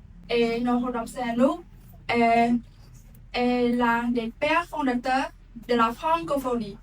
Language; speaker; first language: French; non-native, learner; Khmer